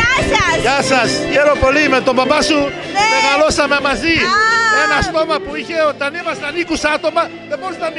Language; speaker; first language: Greek; early bilingual, heritage; Greek